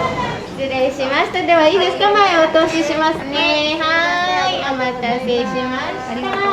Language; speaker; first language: Japanese; native; Japanese